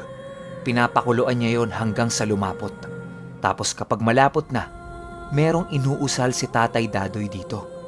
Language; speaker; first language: Filipino; native; Filipino